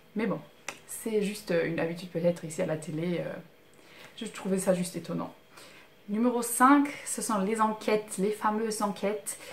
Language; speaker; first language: French; non-native, fluent; German